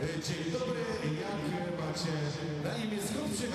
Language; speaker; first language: Polish; native; Polish